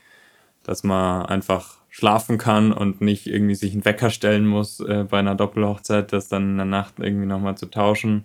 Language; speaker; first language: German; native; German